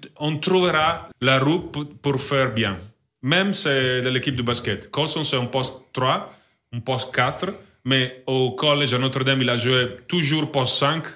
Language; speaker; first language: French; non-native, learner; Italian